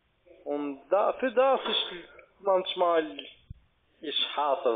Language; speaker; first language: German; non-native, learner; Albanian